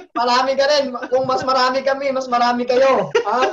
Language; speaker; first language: Filipino; native; Filipino